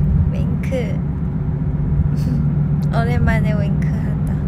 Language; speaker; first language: Korean; non-native, fluent; Chinese